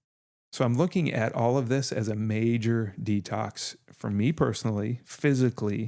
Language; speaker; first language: English; native; English